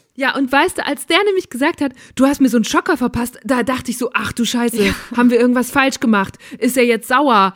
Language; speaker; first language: German; native; German